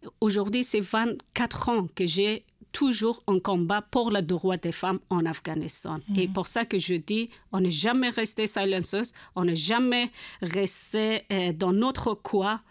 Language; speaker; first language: French; non-native, learner; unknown